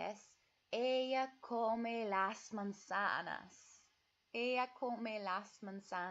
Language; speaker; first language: Spanish; non-native, fluent; English